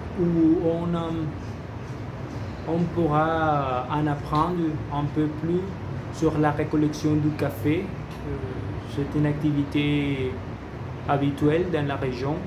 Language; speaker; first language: French; non-native, learner; Spanish